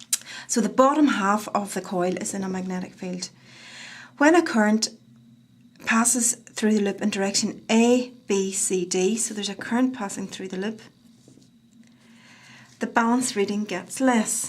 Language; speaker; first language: English; native; English